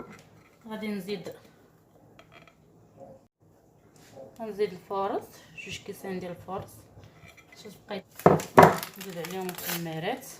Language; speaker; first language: Arabic; native; Arabic